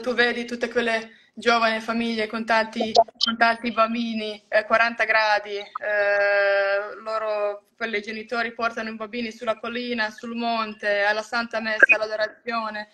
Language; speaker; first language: Italian; non-native, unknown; Croatian